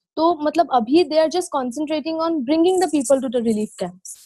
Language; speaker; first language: Hindi; non-native, local second language; Assamese